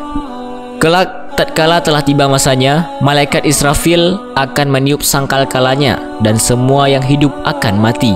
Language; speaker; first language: Indonesian; native; Indonesian